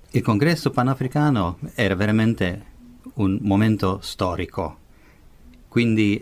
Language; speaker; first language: Italian; non-native, fluent; Hungarian